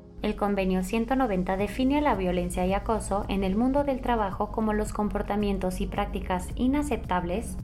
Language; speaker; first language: Spanish; native; Spanish